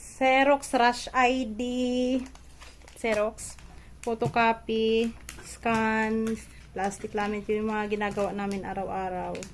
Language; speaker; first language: Filipino; non-native, local second language; Bikol